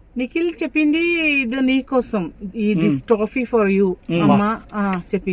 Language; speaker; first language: Telugu; non-native, learner; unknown